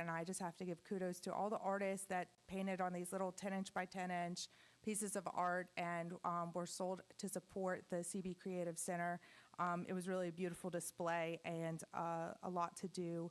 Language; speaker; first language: English; native; English